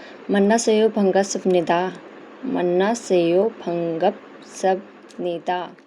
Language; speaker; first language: Korean; non-native, learner; Hindi